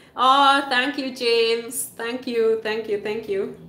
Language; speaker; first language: English; non-native, fluent; Swiss German